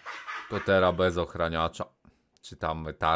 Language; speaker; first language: Polish; native; Polish